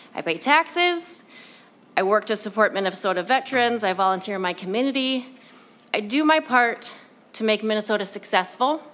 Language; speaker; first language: English; native; English